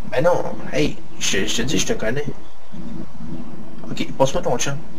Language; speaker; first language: French; native; French